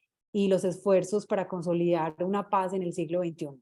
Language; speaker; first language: Spanish; native; Spanish